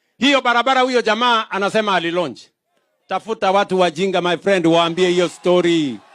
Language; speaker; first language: Swahili; non-native, local second language; Kalenjin